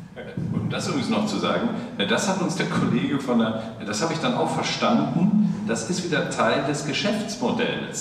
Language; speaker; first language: German; native; German